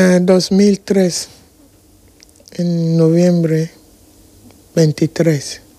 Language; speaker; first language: Spanish; non-native, learner; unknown